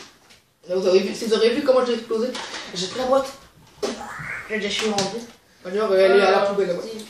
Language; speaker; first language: French; native; French